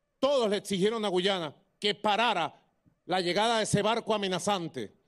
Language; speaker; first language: Spanish; native; Spanish